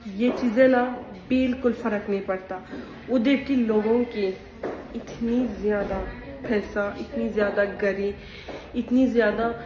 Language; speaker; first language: Hindi; non-native, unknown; Turkish